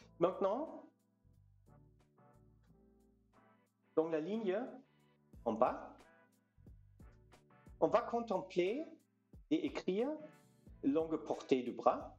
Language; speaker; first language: French; non-native, fluent; German